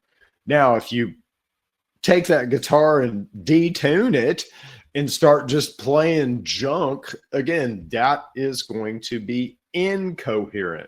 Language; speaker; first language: English; native; English